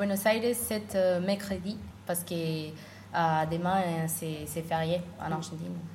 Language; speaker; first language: French; non-native, learner; Spanish